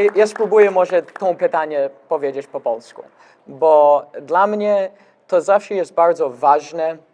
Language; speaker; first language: Polish; early bilingual, heritage; Polish